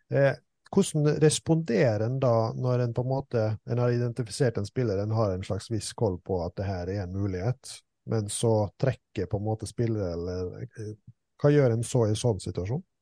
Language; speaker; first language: Norwegian; native; Norwegian